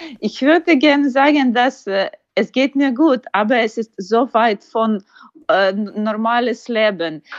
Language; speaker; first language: German; non-native, learner; Ukrainian